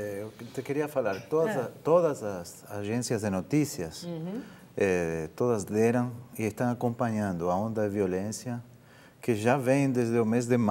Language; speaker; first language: Portuguese; non-native, fluent; Spanish